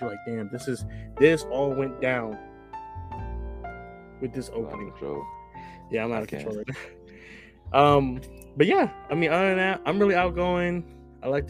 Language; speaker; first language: English; native; English